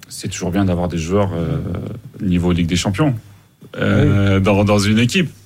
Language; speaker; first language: French; native; French